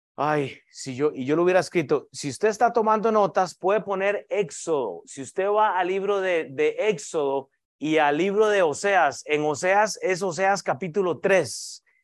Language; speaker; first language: Spanish; native; Spanish